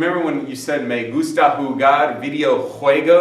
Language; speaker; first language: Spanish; non-native, fluent; English